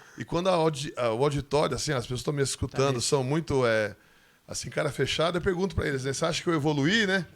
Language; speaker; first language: Portuguese; native; Portuguese